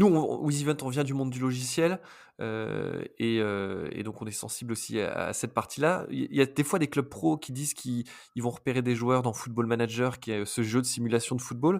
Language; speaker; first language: French; native; French